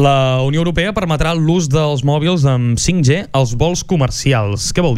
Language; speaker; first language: Catalan; native; Catalan